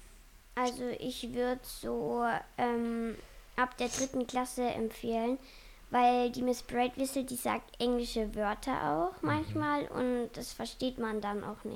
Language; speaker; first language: German; native; German